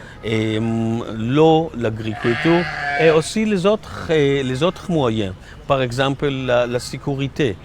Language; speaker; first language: French; non-native, learner; Hebrew